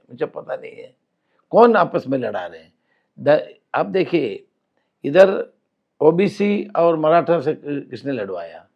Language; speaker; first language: Hindi; non-native, local second language; Malayalam